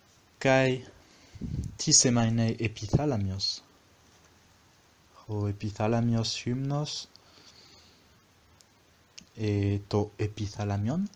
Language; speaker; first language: Greek; non-native, fluent; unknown